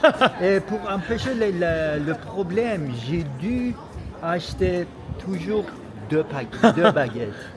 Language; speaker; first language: French; non-native, fluent; Turkish